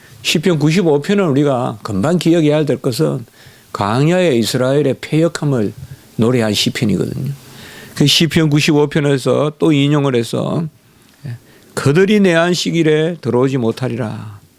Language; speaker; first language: Korean; native; Korean